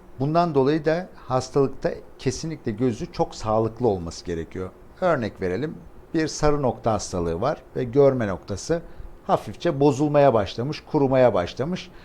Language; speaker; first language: Turkish; native; Turkish